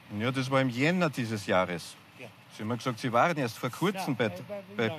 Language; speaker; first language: German; native; German